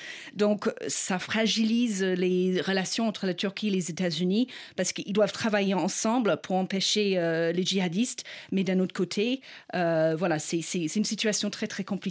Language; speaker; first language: French; non-native, fluent; English